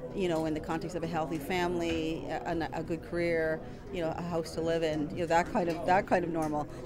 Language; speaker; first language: English; native; English